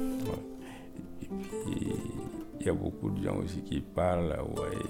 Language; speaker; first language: French; non-native, local second language; Bambara